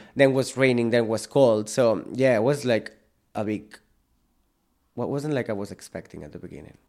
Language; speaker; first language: English; non-native, fluent; Spanish